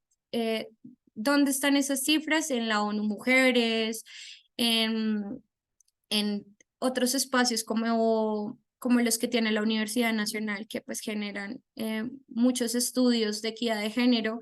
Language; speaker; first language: Spanish; native; Spanish